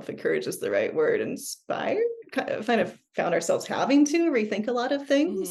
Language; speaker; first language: English; native; English